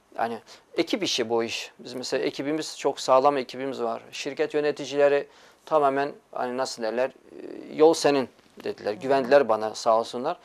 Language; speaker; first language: Turkish; early bilingual, heritage; Turkish